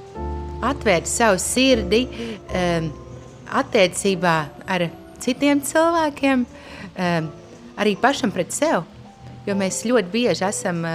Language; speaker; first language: Latvian; native; Latvian